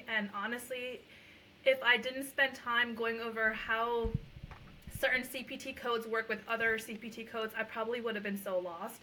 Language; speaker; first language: English; early bilingual, other home language; Punjabi